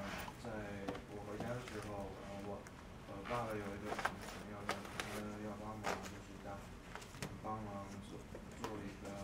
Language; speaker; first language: Chinese; non-native, learner; English